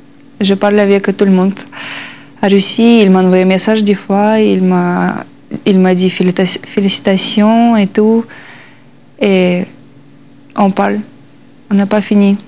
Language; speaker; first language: French; non-native, learner; Russian